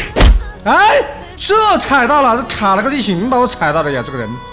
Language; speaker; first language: Chinese; native; Chinese